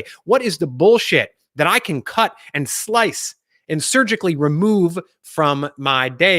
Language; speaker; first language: English; native; English